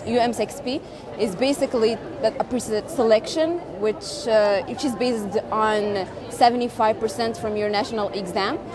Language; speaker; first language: English; non-native, fluent; Arabic